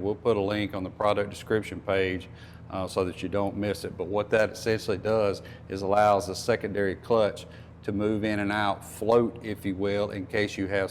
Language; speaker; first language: English; native; English